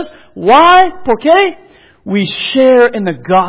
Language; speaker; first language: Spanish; non-native, learner; English